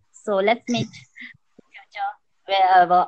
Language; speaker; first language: English; non-native, local second language; Hindi